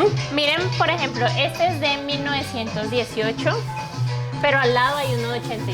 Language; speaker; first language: Spanish; native; Spanish